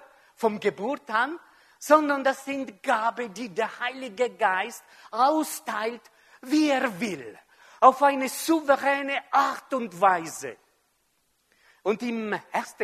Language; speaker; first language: German; non-native, fluent; French